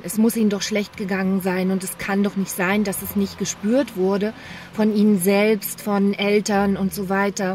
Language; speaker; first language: German; native; German